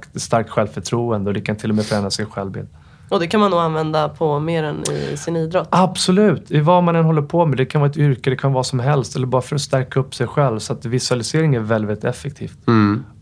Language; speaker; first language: Swedish; native; Swedish